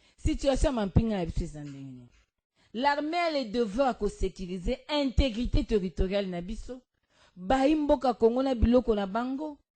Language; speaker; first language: Lingala; native; Lingala